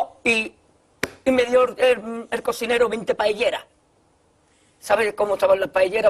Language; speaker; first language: Spanish; native; Spanish